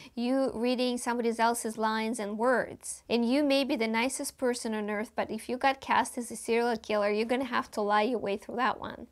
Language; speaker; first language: English; non-native, fluent; Russian